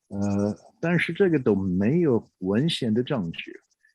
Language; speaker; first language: Chinese; non-native, fluent; English